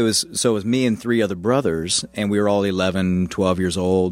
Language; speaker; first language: English; native; English